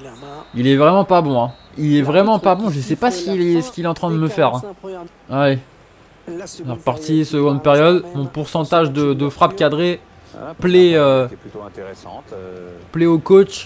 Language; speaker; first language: French; native; French